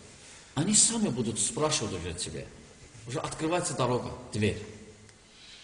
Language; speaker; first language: Russian; non-native, learner; Azerbaijani